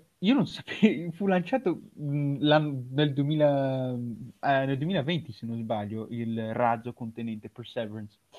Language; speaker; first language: Italian; native; Italian